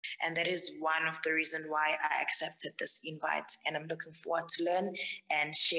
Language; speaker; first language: English; non-native, local second language; Zulu